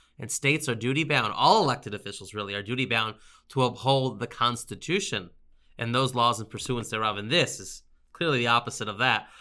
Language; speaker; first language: English; native; English